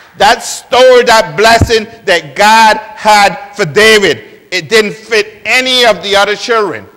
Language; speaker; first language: English; non-native, fluent; Spanish